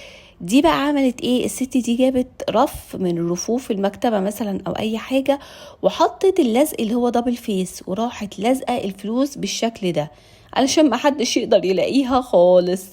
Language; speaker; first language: Arabic; native; Arabic